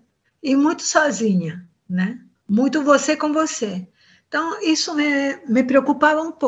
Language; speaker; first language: Portuguese; non-native, fluent; Spanish